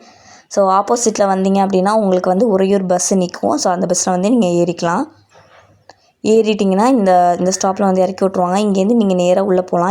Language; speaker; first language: Tamil; native; Tamil